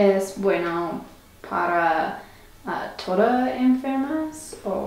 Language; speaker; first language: Spanish; non-native, learner; English